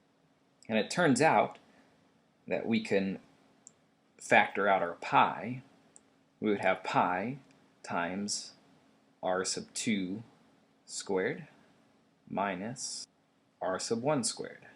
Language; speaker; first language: English; native; English